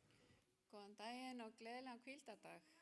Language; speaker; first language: Icelandic; non-native, fluent; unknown